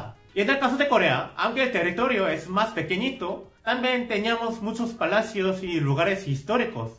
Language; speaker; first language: Spanish; non-native, fluent; Korean